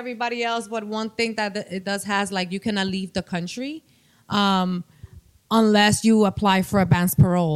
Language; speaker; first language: English; non-native, fluent; Spanish